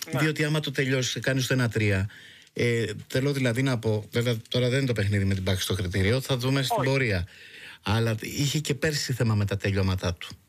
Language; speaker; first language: Greek; native; Greek